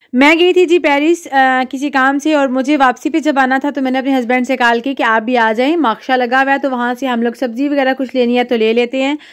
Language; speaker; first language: Urdu; native; Urdu